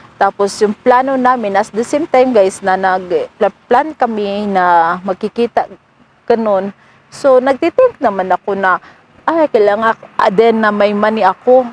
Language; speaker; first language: Filipino; non-native, local second language; Cebuano